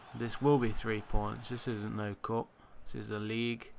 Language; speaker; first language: English; native; English